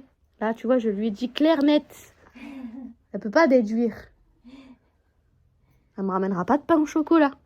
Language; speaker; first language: French; native; French